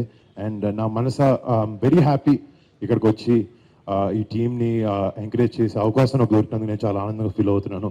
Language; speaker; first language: Telugu; native; Telugu